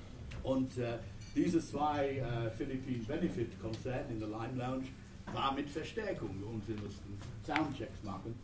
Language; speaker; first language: German; non-native, fluent; English